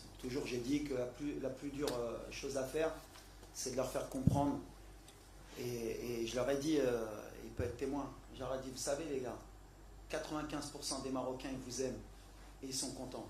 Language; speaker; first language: French; native; French